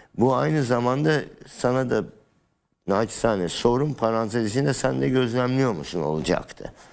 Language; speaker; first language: Turkish; native; Turkish